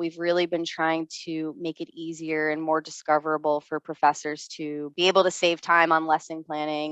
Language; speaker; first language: English; native; English